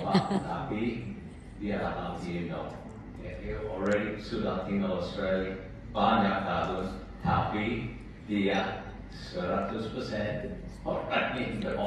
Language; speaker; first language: Indonesian; non-native, learner; English